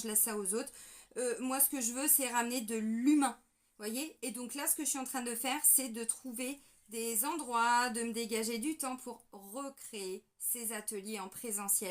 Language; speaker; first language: French; native; French